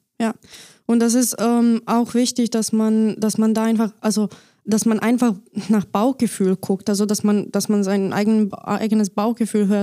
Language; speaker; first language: German; non-native, fluent; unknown